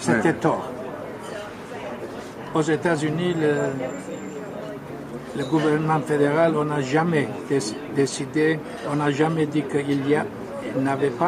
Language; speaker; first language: French; non-native, fluent; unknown